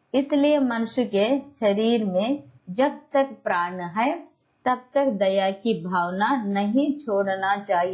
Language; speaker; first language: Hindi; non-native, local second language; Telugu